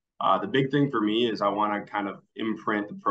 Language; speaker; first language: English; native; English